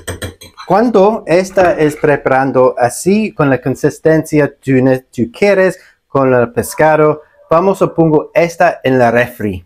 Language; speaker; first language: Spanish; non-native, learner; English